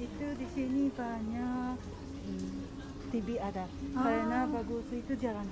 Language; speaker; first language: Indonesian; non-native, learner; Japanese